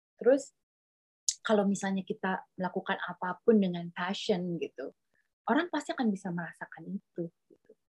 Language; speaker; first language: Indonesian; native; Indonesian